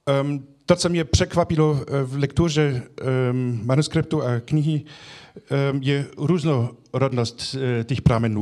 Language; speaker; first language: Czech; non-native, fluent; German